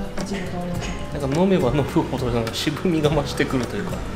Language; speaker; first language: Japanese; native; Japanese